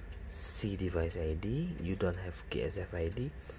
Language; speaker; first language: English; non-native, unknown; Indonesian